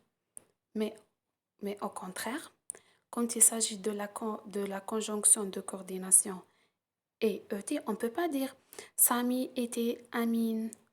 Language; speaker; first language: French; non-native, local second language; Arabic